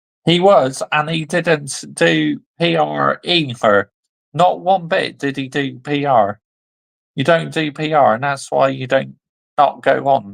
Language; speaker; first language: English; native; English